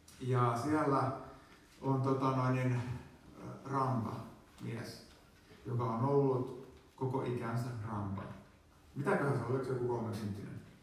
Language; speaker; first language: Finnish; native; Finnish